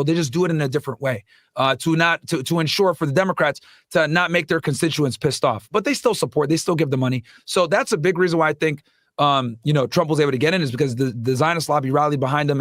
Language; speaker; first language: English; native; English